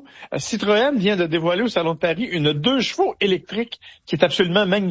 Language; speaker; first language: French; native; French